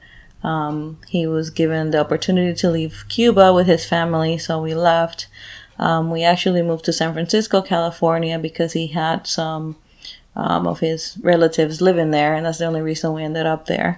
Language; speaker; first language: English; non-native, fluent; Spanish